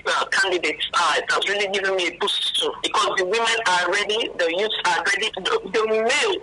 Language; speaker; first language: English; non-native, local second language; Ibibio